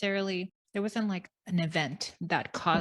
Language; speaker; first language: English; native; English